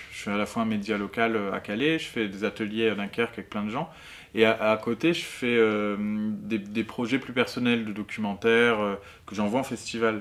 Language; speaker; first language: French; native; French